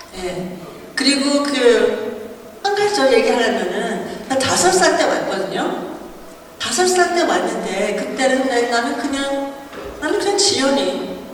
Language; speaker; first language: Korean; early bilingual, heritage; Korean